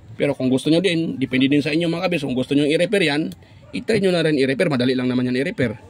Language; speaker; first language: Filipino; non-native, local second language; Cebuano